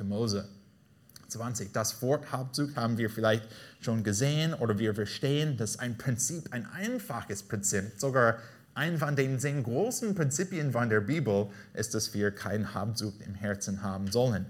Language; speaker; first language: German; non-native, fluent; English